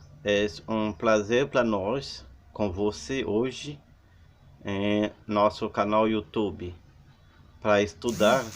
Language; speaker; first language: Portuguese; non-native, learner; Haitian Creole